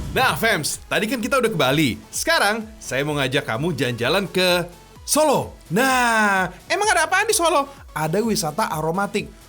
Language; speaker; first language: Indonesian; native; Indonesian